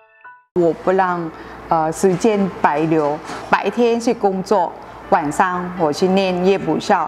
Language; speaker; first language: Chinese; non-native, fluent; Vietnamese